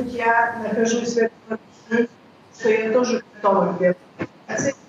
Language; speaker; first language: Russian; early bilingual, heritage; Russian